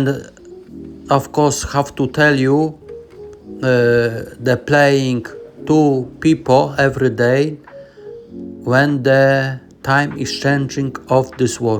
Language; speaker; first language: English; non-native, learner; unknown